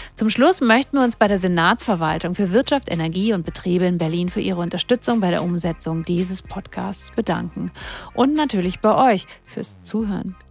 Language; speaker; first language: German; native; German